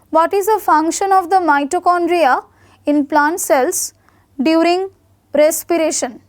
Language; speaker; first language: English; non-native, local second language; Bangla